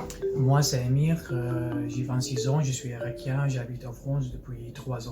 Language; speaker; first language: French; non-native, learner; Arabic